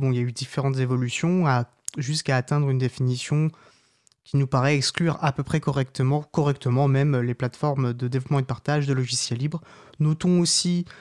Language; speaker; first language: French; native; French